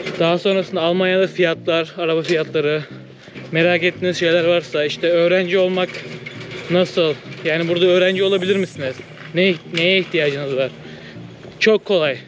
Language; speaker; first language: Turkish; native; Turkish